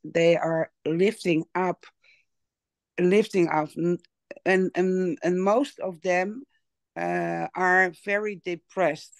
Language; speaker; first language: English; non-native, learner; Dutch